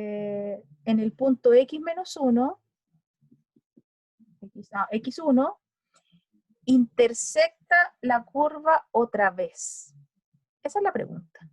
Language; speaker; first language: Spanish; native; Spanish